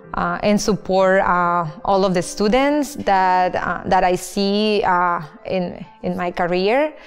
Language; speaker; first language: English; non-native, fluent; Spanish